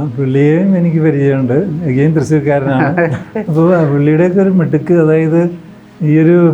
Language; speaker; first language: Malayalam; native; Malayalam